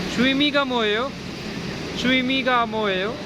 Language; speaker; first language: Korean; non-native, fluent; Urdu